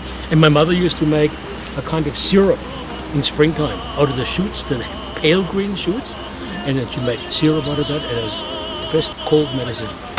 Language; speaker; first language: English; non-native, fluent; German